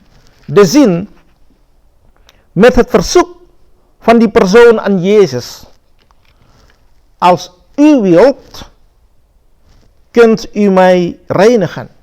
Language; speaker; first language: Dutch; non-native, fluent; Indonesian